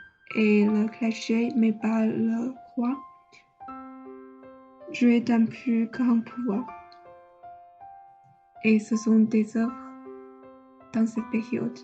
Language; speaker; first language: French; non-native, learner; Chinese